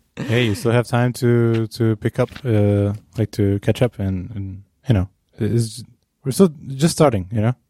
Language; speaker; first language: English; non-native, fluent; Portuguese